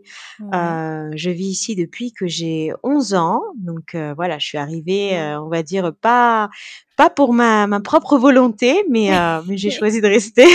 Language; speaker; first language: French; early bilingual, heritage; French